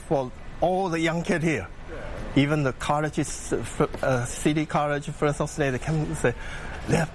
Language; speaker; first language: English; non-native, learner; Chinese